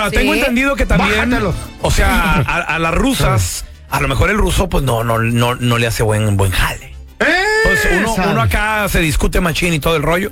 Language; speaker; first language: Spanish; native; Spanish